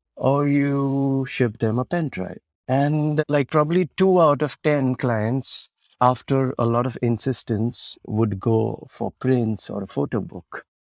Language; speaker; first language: English; non-native, local second language; Marathi